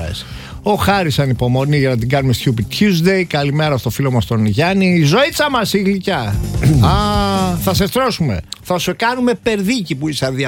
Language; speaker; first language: Greek; native; Greek